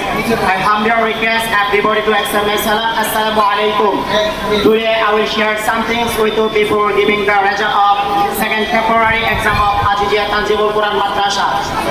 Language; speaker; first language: English; non-native, local second language; Bangla